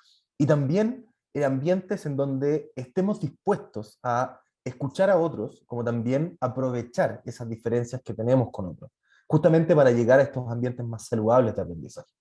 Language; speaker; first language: Spanish; native; Spanish